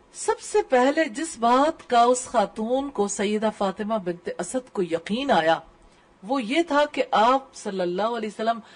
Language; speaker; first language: Urdu; native; Urdu